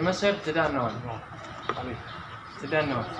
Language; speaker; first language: Indonesian; non-native, learner; Arabic